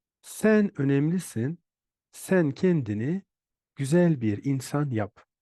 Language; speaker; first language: Turkish; native; Turkish